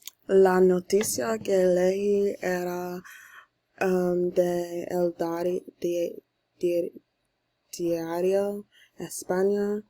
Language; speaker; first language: Spanish; non-native, learner; English